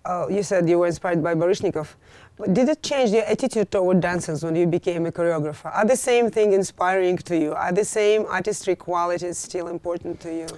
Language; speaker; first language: English; non-native, fluent; Russian